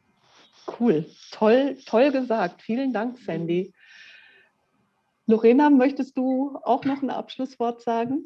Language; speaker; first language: German; native; German